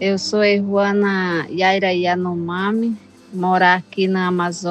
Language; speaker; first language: Portuguese; non-native, local second language; Yanomámi